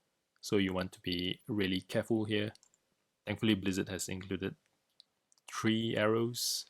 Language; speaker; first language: English; native; English